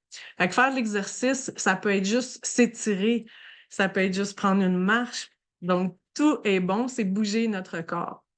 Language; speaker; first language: French; native; French